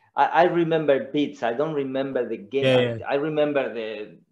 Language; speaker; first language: English; non-native, fluent; Spanish